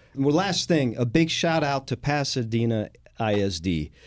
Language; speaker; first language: English; non-native, fluent; French